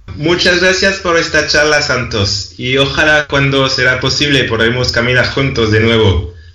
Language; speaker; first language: Spanish; non-native, fluent; French